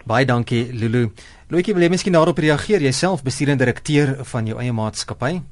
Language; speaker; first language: Afrikaans; native; Afrikaans